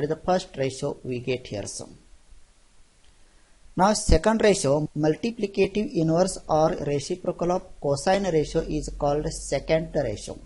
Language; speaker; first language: English; non-native, local second language; Marathi